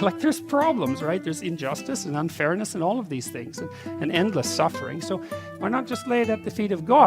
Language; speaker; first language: English; native; English